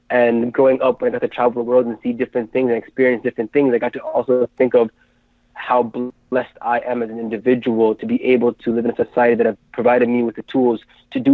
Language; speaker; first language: English; native; English